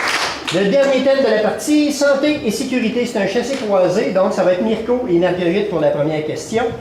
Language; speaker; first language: French; native; French